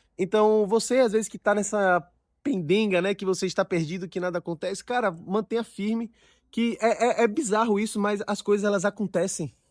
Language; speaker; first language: Portuguese; native; Portuguese